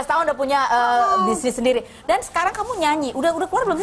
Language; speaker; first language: Indonesian; native; Indonesian